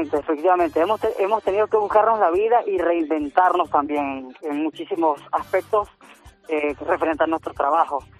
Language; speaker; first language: Spanish; native; Spanish